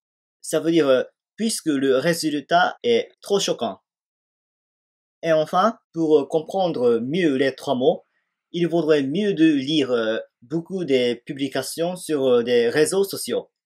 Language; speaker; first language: French; non-native, fluent; Japanese